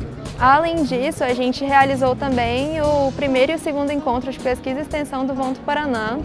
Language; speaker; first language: Portuguese; native; Portuguese